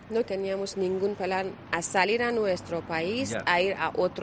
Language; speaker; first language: Spanish; non-native, learner; Persian